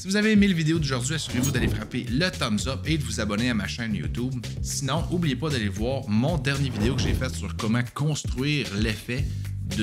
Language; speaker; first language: French; native; French